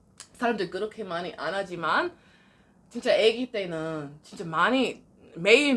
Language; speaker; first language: Korean; non-native, learner; English